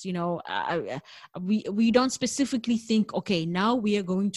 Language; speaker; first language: English; non-native, local second language; Northern Sotho